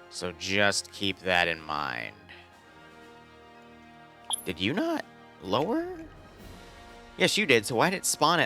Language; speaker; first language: English; native; English